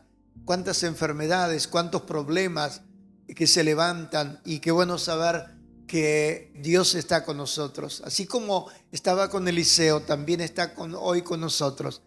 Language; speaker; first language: Spanish; native; Spanish